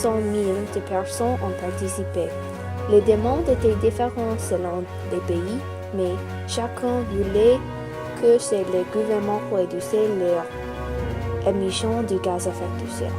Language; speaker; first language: French; non-native, learner; English